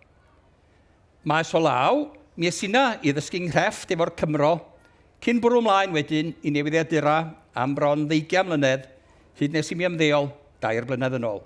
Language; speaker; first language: Welsh; native; Welsh